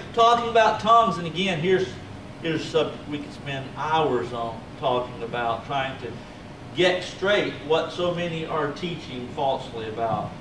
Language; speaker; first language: English; native; English